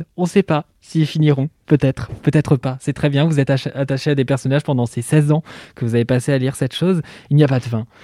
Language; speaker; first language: French; native; French